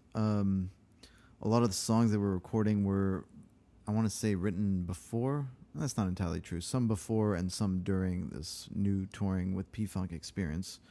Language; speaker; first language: English; early bilingual, other home language; French